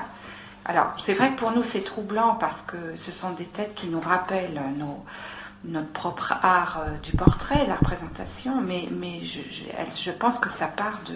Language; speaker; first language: French; native; French